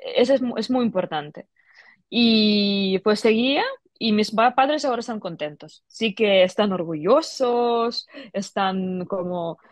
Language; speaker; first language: Spanish; non-native, fluent; Ukrainian